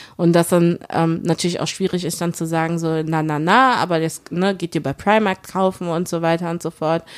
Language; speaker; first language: German; early bilingual, other home language; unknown